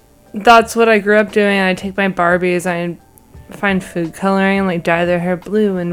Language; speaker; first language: English; native; English